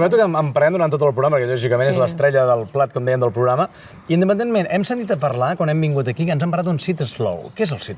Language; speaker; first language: Catalan; native; Catalan